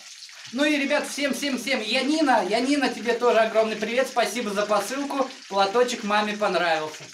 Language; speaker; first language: Russian; native; Russian